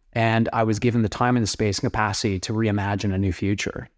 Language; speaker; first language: English; native; English